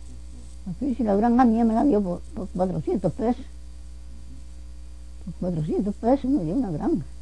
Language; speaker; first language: Spanish; native; Spanish